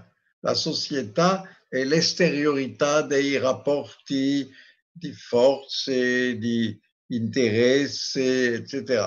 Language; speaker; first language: Italian; non-native, fluent; French